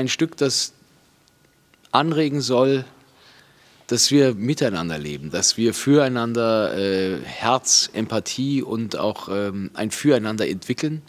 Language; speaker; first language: German; native; German